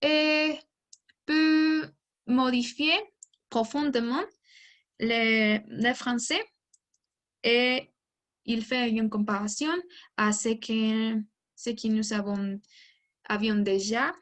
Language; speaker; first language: French; non-native, learner; Spanish